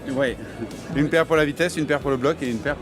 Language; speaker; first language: French; native; French